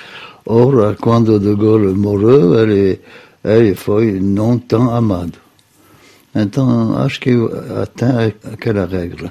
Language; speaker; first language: Portuguese; non-native, fluent; French